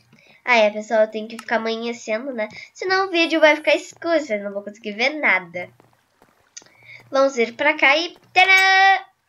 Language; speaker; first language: Portuguese; native; Portuguese